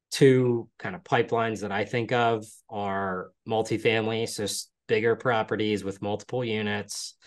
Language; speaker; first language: English; native; English